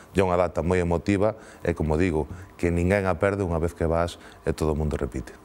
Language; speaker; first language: Galician; native; Galician